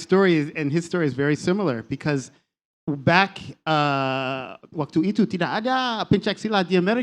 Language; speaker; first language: Indonesian; non-native, learner; English